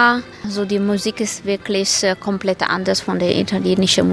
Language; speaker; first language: German; non-native, fluent; Italian